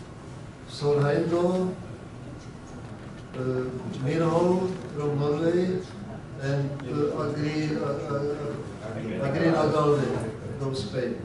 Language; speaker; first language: English; non-native, learner; Czech